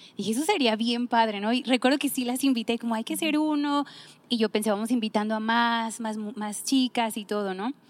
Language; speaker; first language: Spanish; native; Spanish